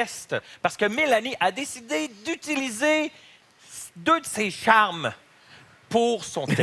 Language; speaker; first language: French; native; French